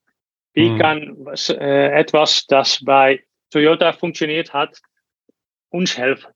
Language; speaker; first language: German; non-native, learner; Dutch